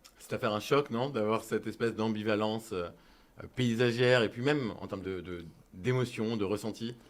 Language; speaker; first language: French; native; French